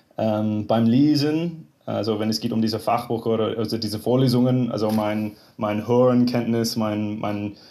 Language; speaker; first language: German; non-native, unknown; English